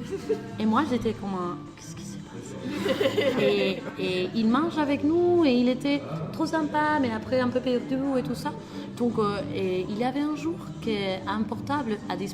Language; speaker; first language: French; non-native, learner; Spanish